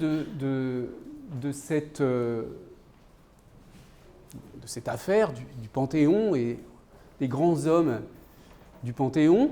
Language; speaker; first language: French; native; French